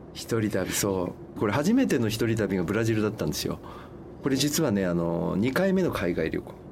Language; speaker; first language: Japanese; native; Japanese